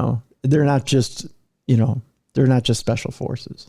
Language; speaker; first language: English; native; English